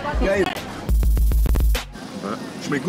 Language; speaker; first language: German; native; German